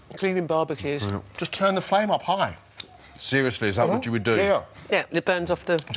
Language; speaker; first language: English; native; English